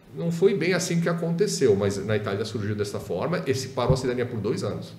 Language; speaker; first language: Portuguese; non-native, fluent; Italian